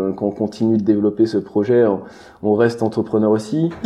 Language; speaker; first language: French; native; French